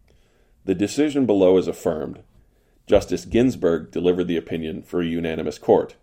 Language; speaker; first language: English; native; English